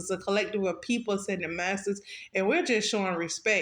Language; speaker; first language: English; native; English